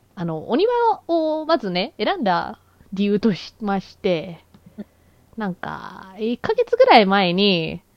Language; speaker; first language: Japanese; early bilingual, other home language; English